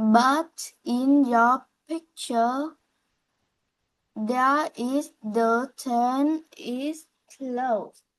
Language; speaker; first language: English; non-native, learner; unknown